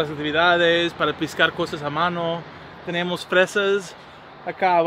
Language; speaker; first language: Spanish; non-native, learner; English